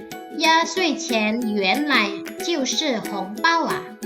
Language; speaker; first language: Chinese; non-native, fluent; Indonesian